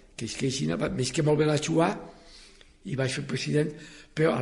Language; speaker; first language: Spanish; non-native, local second language; Catalan